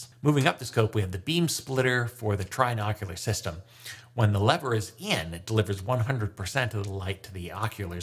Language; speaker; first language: English; native; English